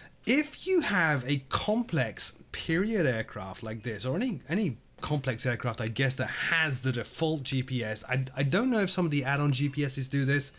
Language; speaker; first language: English; native; English